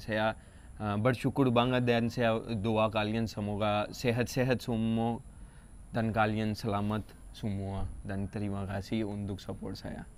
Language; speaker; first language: Indonesian; non-native, fluent; Urdu